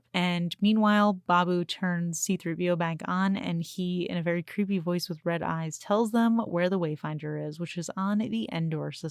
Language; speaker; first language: English; native; English